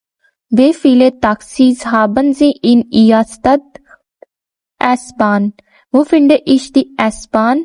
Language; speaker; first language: German; non-native, learner; Urdu